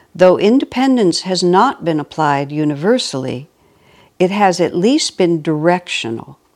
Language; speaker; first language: English; native; English